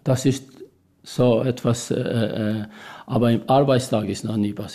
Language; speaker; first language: German; non-native, learner; Albanian